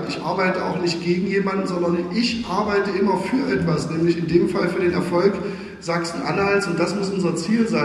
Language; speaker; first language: German; native; German